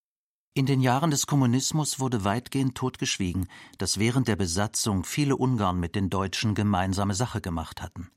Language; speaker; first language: German; native; German